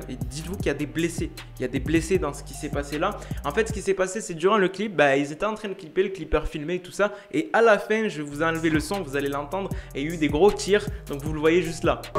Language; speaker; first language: French; native; French